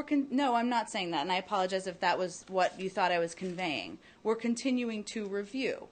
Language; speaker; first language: English; native; English